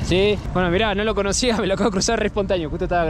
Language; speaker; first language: Spanish; native; Spanish